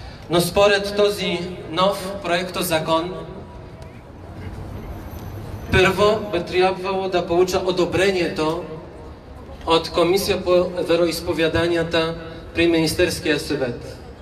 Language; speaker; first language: Bulgarian; non-native, fluent; Polish